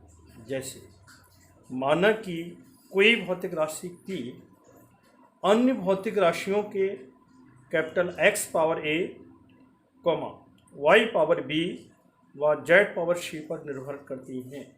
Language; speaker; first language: Hindi; native; Hindi